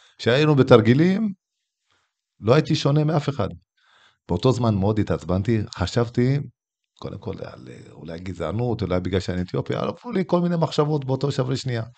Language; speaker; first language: Hebrew; early bilingual, other home language; Tigrinya